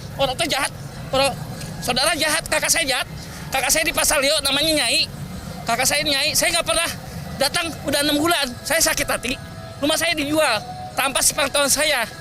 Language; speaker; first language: Indonesian; native; Indonesian